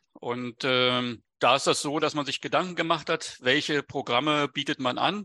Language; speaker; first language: German; native; German